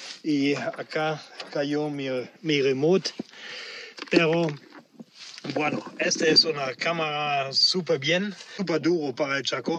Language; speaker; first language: Spanish; non-native, learner; German